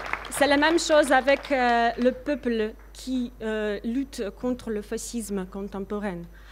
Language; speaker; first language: French; non-native, fluent; Russian